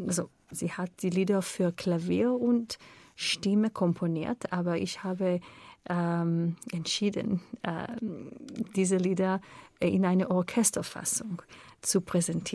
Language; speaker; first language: German; non-native, fluent; Hebrew